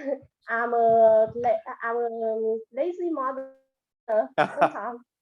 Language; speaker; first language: English; non-native, learner; Vietnamese